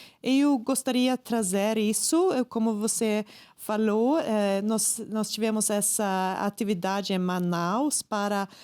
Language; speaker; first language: Portuguese; non-native, fluent; Swedish